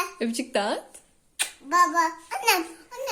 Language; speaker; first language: Turkish; native; Turkish